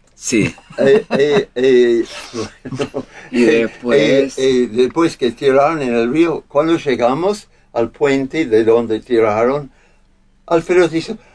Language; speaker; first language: Spanish; non-native, learner; English